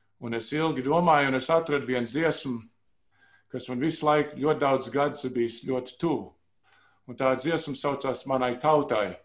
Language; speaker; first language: Latvian; early bilingual, heritage; Latvian